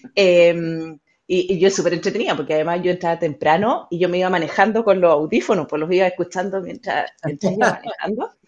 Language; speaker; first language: Spanish; native; Spanish